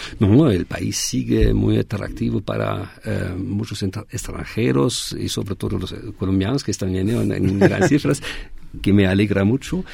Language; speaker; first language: Spanish; non-native, fluent; German